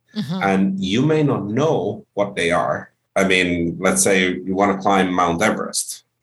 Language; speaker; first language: English; non-native, fluent; Finnish